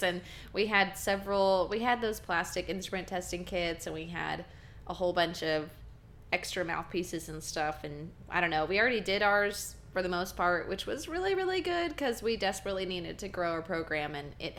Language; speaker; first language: English; native; English